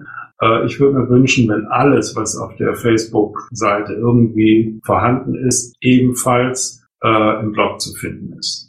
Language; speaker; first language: German; native; German